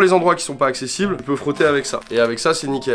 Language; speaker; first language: French; native; French